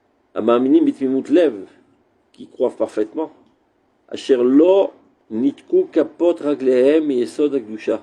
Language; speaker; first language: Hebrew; non-native, fluent; French